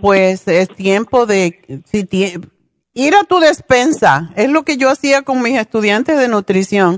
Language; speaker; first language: Spanish; native; Spanish